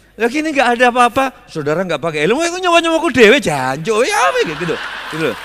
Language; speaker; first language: Indonesian; native; Indonesian